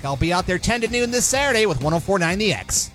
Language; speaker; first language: English; native; English